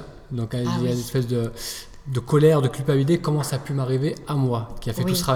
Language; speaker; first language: French; native; French